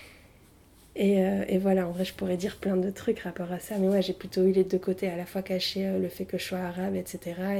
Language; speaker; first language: French; early bilingual, other home language; Arabic